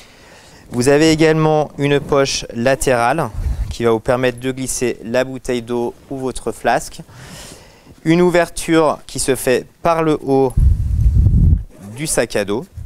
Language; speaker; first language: French; native; French